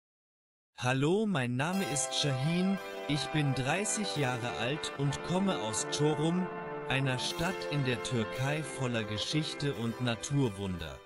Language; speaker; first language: German; non-native, learner; Turkish